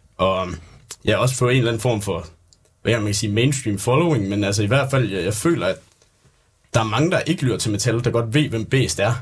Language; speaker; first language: Danish; native; Danish